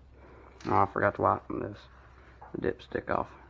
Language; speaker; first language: English; native; English